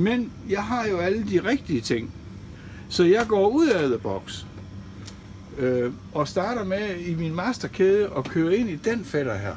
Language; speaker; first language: Danish; native; Danish